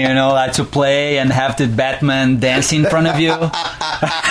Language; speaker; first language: English; non-native, fluent; Portuguese